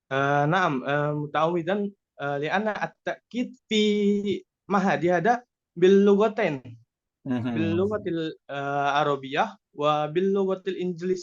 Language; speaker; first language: Arabic; non-native, learner; Indonesian